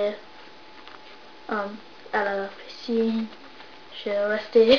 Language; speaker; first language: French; non-native, learner; English